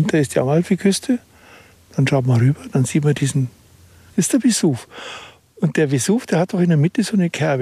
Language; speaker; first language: German; native; German